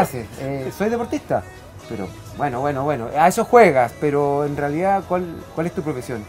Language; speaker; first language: Spanish; native; Spanish